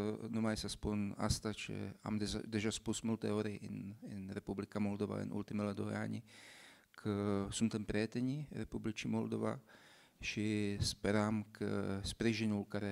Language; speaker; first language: Romanian; non-native, fluent; Czech